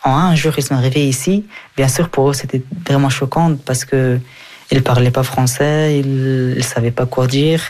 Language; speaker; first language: French; early bilingual, other home language; Persian